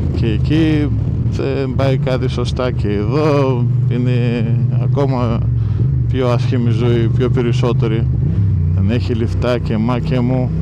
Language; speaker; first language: Greek; early bilingual, heritage; Greek